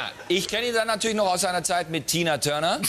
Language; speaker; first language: German; native; German